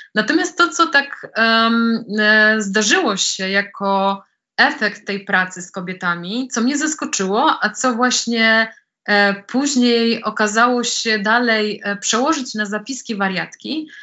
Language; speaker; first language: Polish; native; Polish